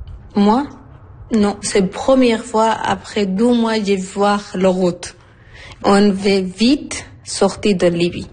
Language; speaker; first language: French; non-native, learner; Arabic